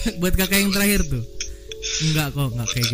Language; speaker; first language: Indonesian; native; Indonesian